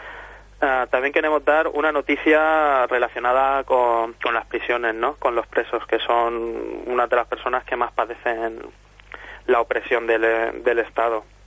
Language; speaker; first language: Spanish; native; Spanish